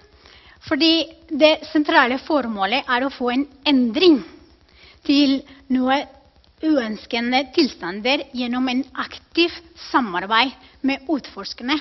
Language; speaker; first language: Norwegian; non-native, fluent; Spanish